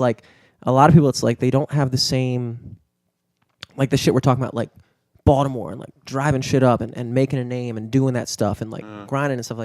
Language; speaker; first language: English; native; English